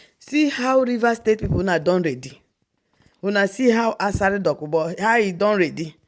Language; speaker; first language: Nigerian Pidgin; non-native, local second language; Igbo